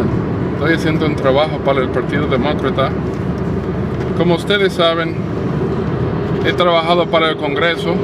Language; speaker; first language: Spanish; non-native, fluent; English